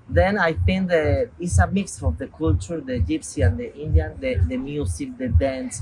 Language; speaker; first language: English; non-native, local second language; Spanish